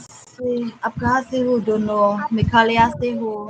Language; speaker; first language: Hindi; non-native, local second language; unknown